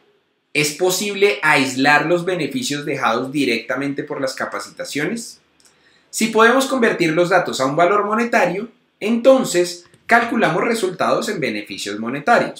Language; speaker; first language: Spanish; native; Spanish